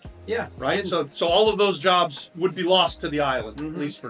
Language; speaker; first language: English; native; English